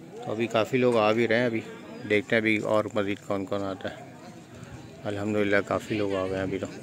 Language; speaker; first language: Hindi; native; Hindi